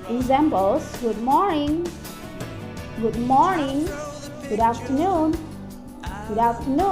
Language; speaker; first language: English; non-native, fluent; Indonesian